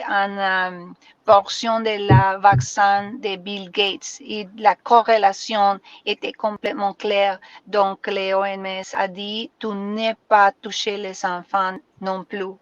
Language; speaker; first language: French; non-native, learner; Spanish